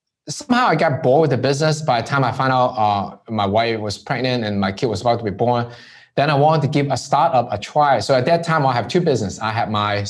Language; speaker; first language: English; non-native, local second language; Cantonese